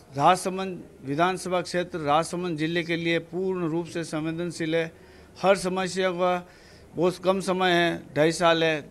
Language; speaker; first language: Hindi; native; Hindi